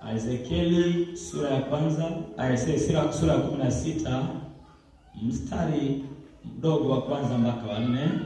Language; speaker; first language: Swahili; non-native, local second language; Luyia